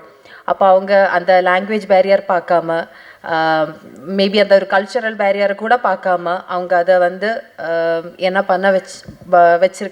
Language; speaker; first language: Tamil; non-native, fluent; Malayalam